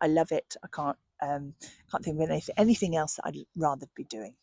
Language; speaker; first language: English; native; English